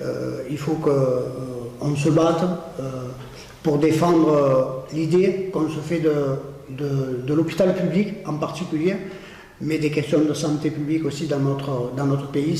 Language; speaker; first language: French; native; French